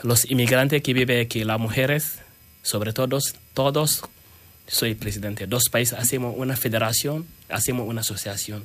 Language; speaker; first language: Spanish; non-native, learner; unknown